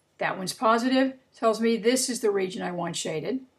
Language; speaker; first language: English; native; English